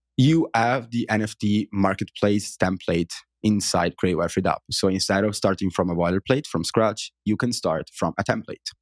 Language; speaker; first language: English; non-native, fluent; Italian